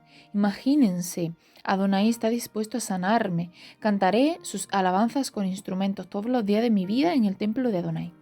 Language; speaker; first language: Spanish; native; Spanish